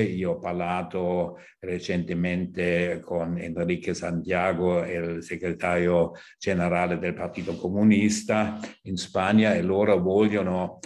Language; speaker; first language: Italian; non-native, fluent; German